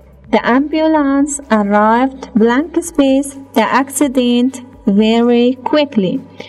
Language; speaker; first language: English; non-native, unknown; Persian